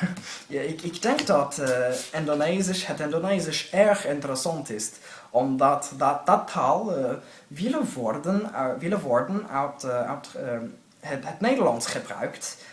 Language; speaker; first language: Dutch; non-native, learner; English